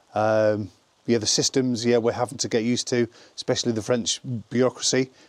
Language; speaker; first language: English; native; English